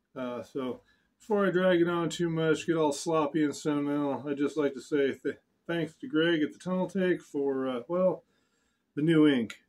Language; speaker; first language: English; native; English